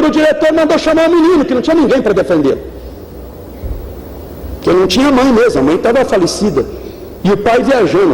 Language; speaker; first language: Portuguese; native; Portuguese